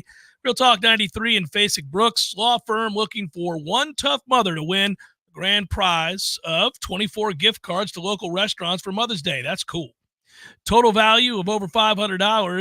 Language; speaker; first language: English; native; English